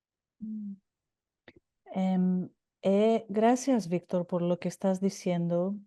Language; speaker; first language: Spanish; non-native, fluent; Greek